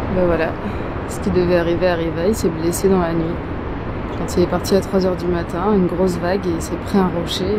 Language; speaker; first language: French; native; French